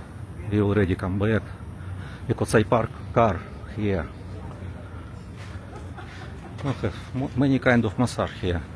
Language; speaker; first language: English; non-native, learner; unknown